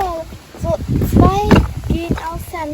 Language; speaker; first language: German; early bilingual, other home language; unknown